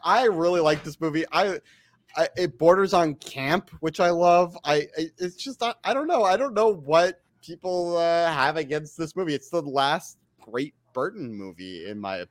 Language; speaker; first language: English; native; English